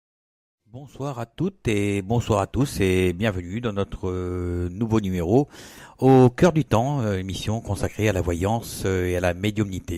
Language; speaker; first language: French; native; French